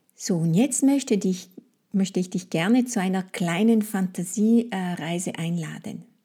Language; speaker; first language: German; non-native, fluent; French